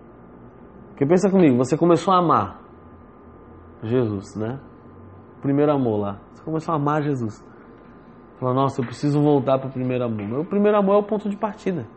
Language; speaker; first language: Portuguese; native; Portuguese